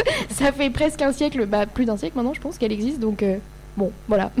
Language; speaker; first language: French; native; French